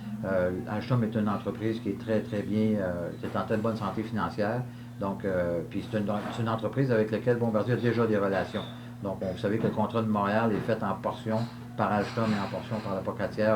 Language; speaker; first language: French; native; French